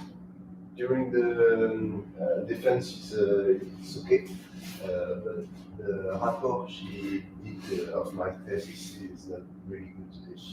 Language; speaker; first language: English; non-native, fluent; French